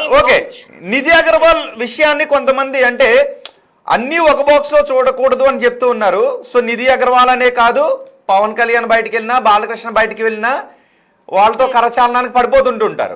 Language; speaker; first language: Telugu; native; Telugu